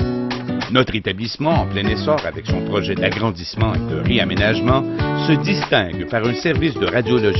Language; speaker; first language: French; native; French